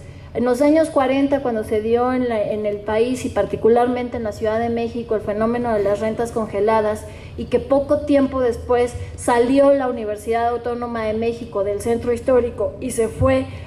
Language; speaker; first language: Spanish; native; Spanish